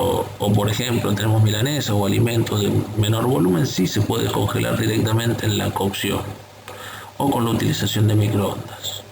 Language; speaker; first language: Spanish; native; Spanish